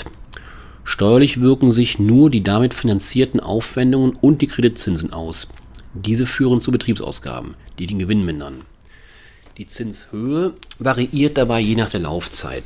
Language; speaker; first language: German; native; German